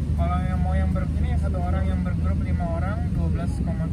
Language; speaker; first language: Indonesian; native; Indonesian